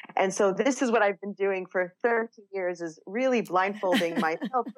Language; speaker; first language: English; non-native, fluent; Hebrew